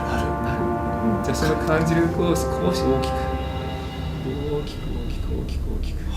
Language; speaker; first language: Japanese; native; Japanese